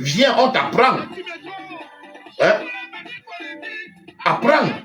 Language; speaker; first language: French; native; French